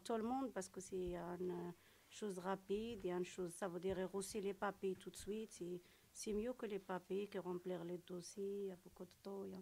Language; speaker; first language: French; non-native, local second language; Arabic